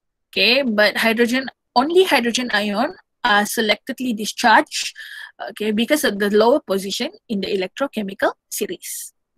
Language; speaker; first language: English; non-native, local second language; Malay